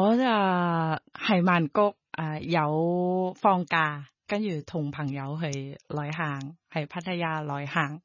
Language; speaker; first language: Cantonese; non-native, fluent; Thai